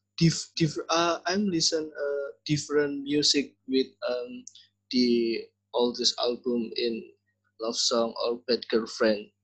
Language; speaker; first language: English; non-native, learner; Indonesian